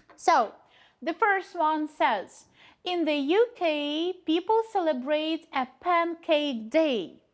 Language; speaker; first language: English; non-native, fluent; Ukrainian